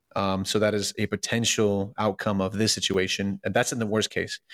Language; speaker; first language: English; early bilingual, other home language; Russian